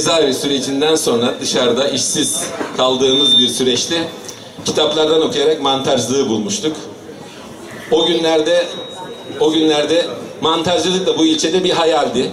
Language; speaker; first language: Turkish; native; Turkish